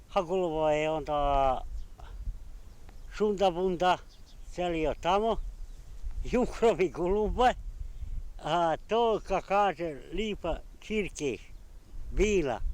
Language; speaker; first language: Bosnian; non-native, local second language; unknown